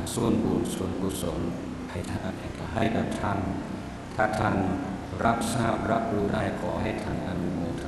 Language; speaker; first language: Thai; non-native, fluent; English